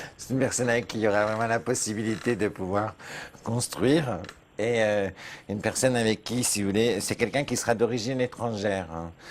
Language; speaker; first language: French; native; French